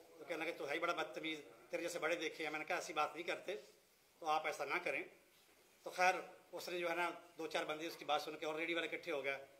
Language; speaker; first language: Urdu; non-native, local second language; Punjabi